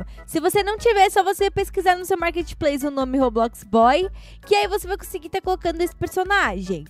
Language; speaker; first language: Portuguese; native; Portuguese